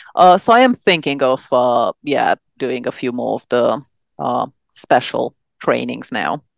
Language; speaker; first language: English; non-native, fluent; Romanian